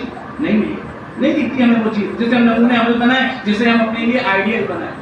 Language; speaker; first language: Urdu; native; Urdu